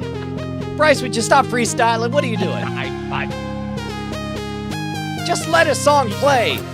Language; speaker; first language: English; native; English